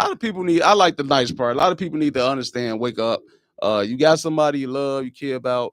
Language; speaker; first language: English; native; English